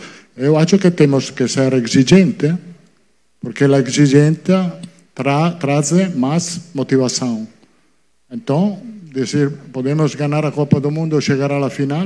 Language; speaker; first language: Portuguese; non-native, fluent; Italian